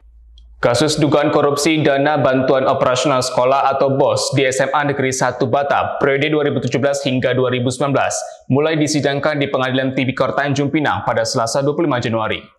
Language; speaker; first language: Indonesian; native; Indonesian